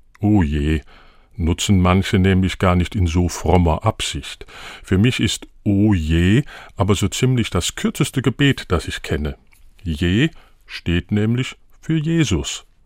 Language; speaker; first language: German; native; German